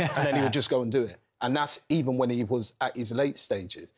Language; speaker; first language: English; native; English